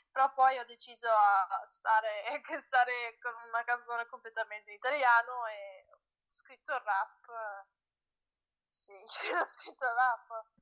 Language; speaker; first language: Italian; early bilingual, heritage; English